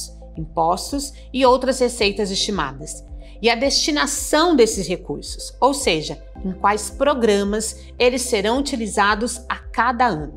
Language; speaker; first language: Portuguese; native; Portuguese